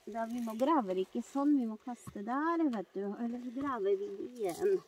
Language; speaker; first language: Norwegian; non-native, learner; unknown